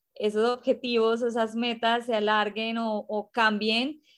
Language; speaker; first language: Spanish; native; Spanish